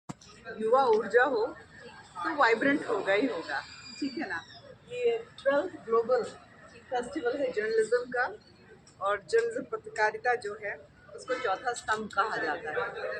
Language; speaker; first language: Hindi; native; Hindi